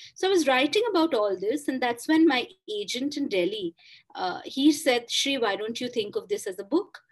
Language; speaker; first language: English; non-native, local second language; Bangla